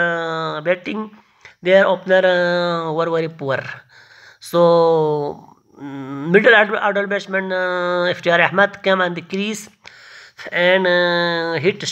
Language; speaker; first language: English; non-native, learner; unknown